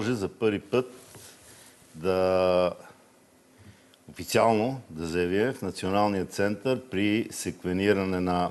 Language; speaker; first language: Bulgarian; native; Bulgarian